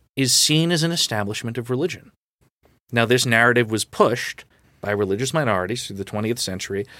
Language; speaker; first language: English; native; English